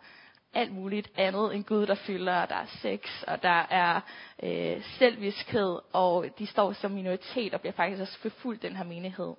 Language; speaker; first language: Danish; native; Danish